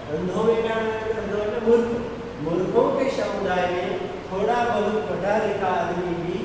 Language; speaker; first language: Hindi; non-native, local second language; Gujarati